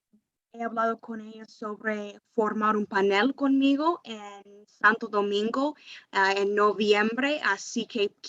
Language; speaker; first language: Spanish; non-native, fluent; English